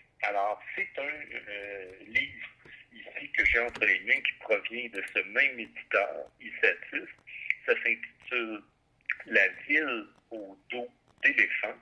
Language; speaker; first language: French; native; French